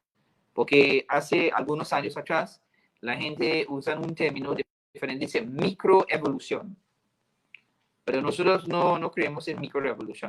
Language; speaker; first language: Spanish; non-native, fluent; English